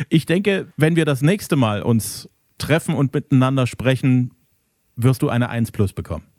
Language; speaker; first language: German; native; German